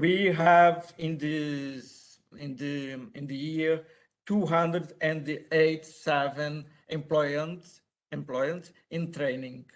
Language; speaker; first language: English; non-native, learner; Portuguese